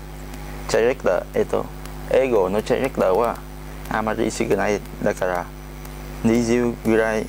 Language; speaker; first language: Japanese; non-native, learner; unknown